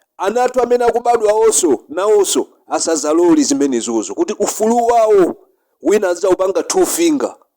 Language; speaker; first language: Nyanja; native; Nyanja